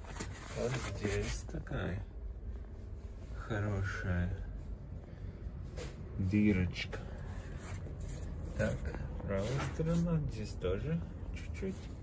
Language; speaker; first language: Russian; early bilingual, heritage; Russian